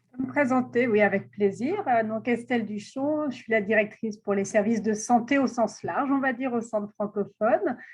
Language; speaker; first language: French; native; French